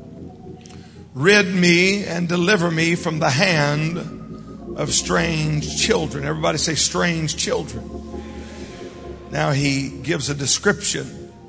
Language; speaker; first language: English; native; English